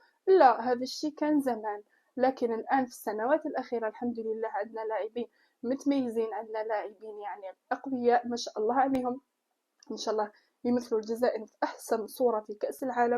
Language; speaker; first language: Arabic; native; Arabic